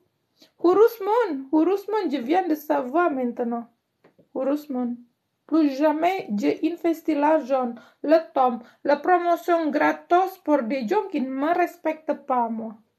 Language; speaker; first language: French; non-native, learner; Indonesian